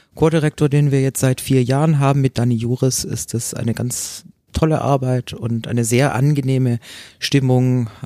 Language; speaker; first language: German; native; German